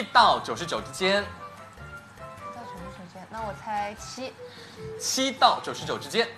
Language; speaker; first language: Chinese; native; Chinese